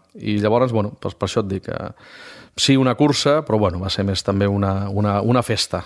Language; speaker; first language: Catalan; native; Catalan